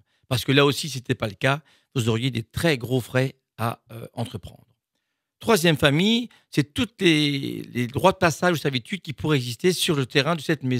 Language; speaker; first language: French; native; French